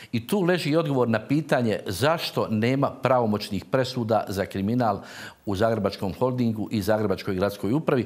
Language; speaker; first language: Croatian; native; Croatian